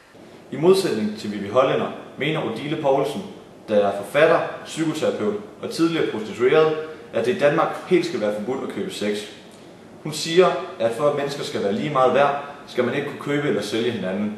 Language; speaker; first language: Danish; native; Danish